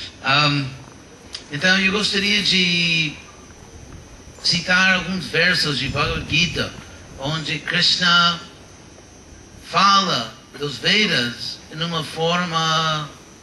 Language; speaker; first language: Portuguese; non-native, fluent; English